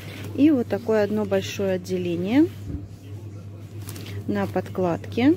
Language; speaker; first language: Russian; native; Russian